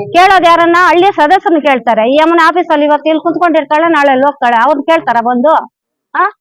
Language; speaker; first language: Kannada; native; Kannada